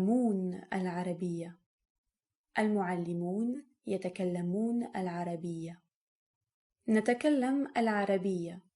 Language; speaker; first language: Arabic; non-native, fluent; French